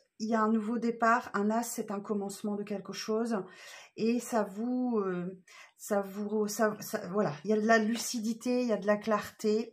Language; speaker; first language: French; native; French